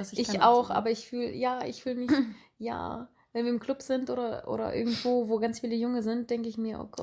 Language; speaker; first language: German; native; German